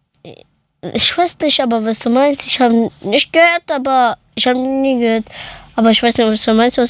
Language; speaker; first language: German; early bilingual, other home language; Persian